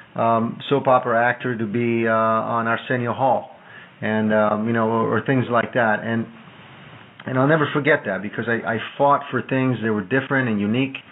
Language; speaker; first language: English; non-native, fluent; Italian